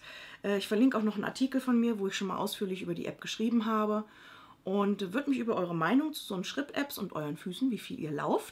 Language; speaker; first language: German; native; German